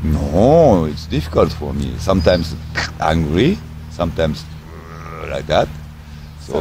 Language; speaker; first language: English; non-native, learner; Japanese